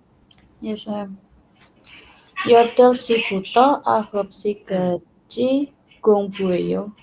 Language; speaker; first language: Korean; non-native, learner; Indonesian